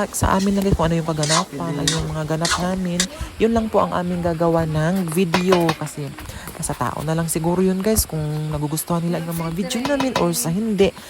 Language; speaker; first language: Filipino; non-native, local second language; Cebuano